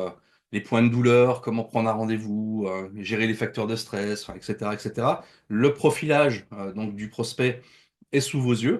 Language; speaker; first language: French; native; French